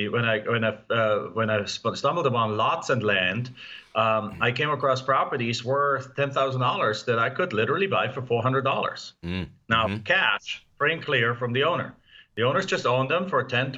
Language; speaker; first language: English; non-native, fluent; German